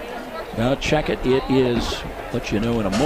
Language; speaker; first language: English; native; English